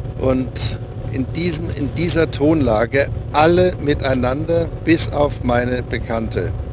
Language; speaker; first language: German; native; German